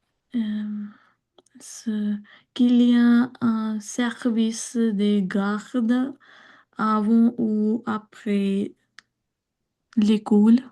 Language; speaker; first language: French; non-native, learner; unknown